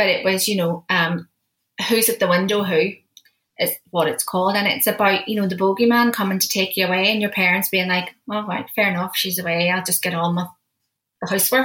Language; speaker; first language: English; native; English